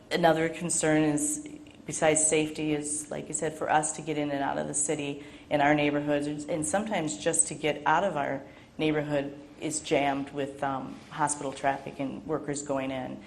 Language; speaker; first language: English; native; English